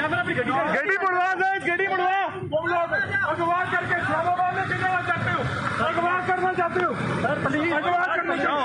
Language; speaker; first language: Hindi; non-native, local second language; Punjabi